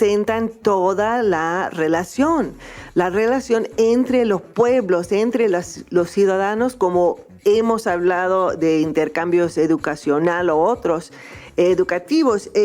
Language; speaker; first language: Spanish; non-native, fluent; English